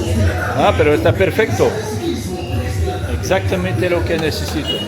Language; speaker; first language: Spanish; non-native, learner; French